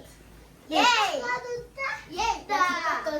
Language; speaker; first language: Finnish; early bilingual, other home language; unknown